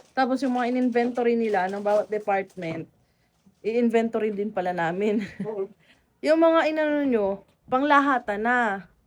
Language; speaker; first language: Filipino; native; Filipino